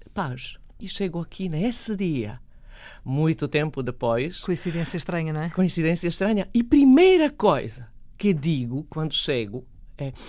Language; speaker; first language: Portuguese; non-native, fluent; Bosnian